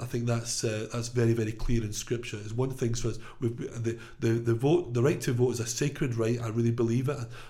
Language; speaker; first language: English; native; English